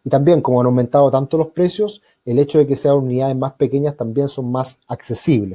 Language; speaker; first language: Spanish; native; Spanish